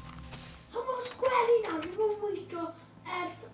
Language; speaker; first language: Welsh; native; Welsh